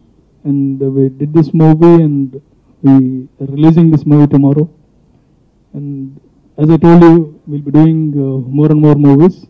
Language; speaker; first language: Telugu; native; Telugu